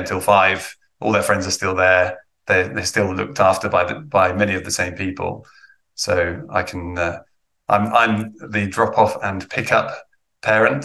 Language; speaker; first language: English; native; English